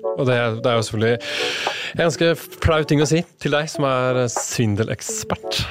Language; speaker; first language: Norwegian; native; Norwegian